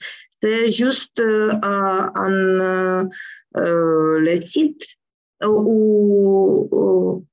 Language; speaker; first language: French; non-native, learner; Ukrainian